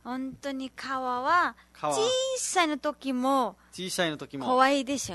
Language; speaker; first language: Japanese; non-native, learner; Nepali